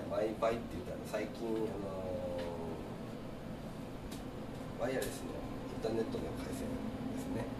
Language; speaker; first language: Japanese; native; Japanese